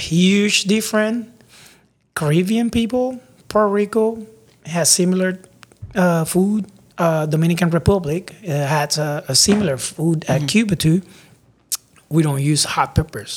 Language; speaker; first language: English; non-native, fluent; Spanish